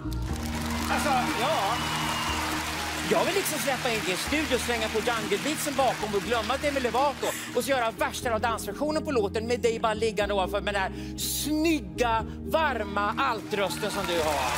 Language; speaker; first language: Swedish; native; Swedish